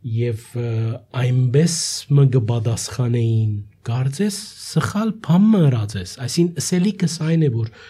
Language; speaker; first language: Armenian; early bilingual, heritage; Armenian